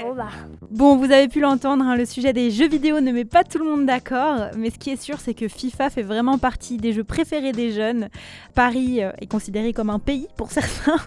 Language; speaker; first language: French; native; French